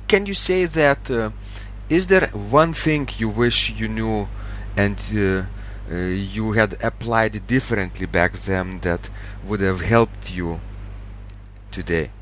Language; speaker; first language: English; non-native, fluent; Lithuanian